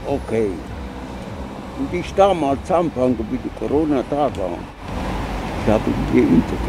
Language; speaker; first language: German; non-native, learner; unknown